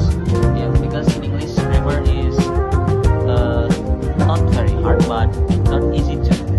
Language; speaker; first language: English; non-native, fluent; Indonesian